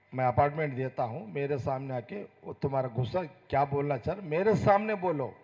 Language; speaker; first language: Hindi; non-native, local second language; Telugu